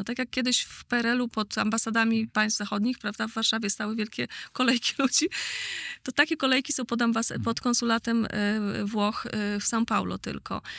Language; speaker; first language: Polish; native; Polish